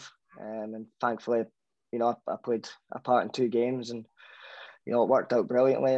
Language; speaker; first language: English; native; English